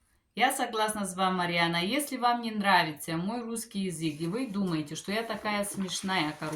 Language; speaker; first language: Russian; non-native, fluent; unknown